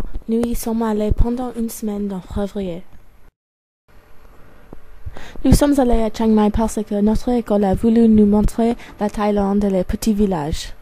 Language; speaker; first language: French; non-native, learner; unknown